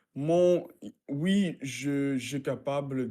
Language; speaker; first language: French; non-native, learner; Russian